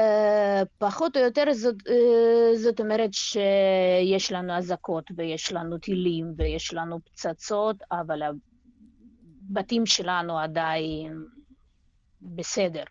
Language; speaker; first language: Hebrew; non-native, fluent; Russian